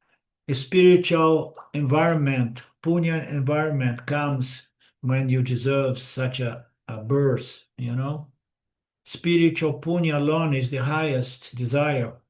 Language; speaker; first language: English; non-native, fluent; Portuguese